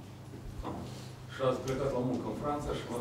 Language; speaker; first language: Romanian; non-native, local second language; Russian